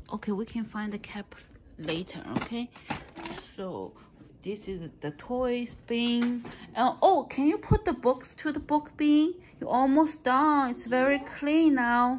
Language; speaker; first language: English; non-native, fluent; Chinese